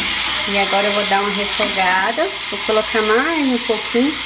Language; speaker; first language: Portuguese; native; Portuguese